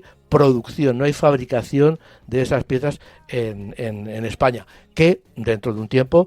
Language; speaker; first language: Spanish; native; Spanish